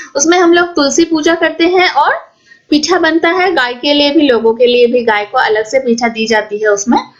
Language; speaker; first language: Hindi; non-native, local second language; Assamese